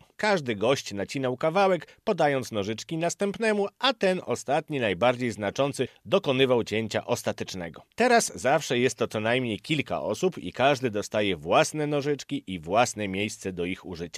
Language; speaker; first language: Polish; native; Polish